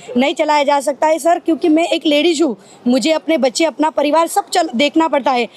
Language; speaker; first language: Hindi; non-native, local second language; Marathi